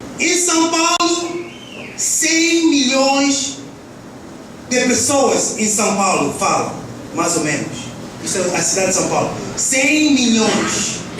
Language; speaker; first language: Portuguese; early bilingual, heritage; Portuguese